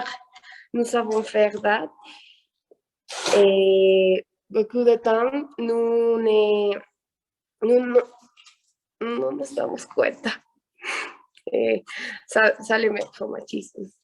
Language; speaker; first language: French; non-native, learner; Spanish